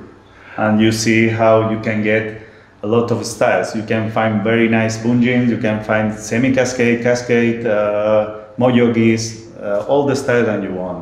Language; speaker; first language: English; non-native, learner; Spanish